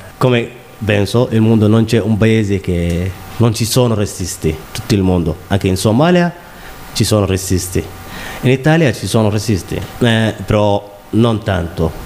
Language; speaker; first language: Italian; non-native, learner; Somali